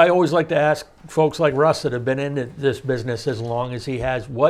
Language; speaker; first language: English; native; English